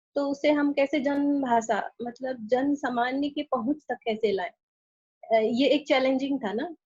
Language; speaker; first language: Hindi; non-native, local second language; Chhattisgarhi